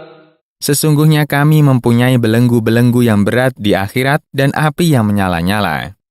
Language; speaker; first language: Indonesian; native; Indonesian